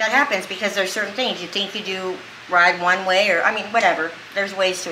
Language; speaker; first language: English; native; English